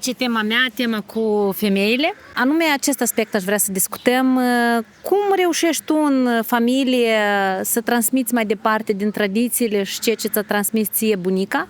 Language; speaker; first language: Romanian; native; Romanian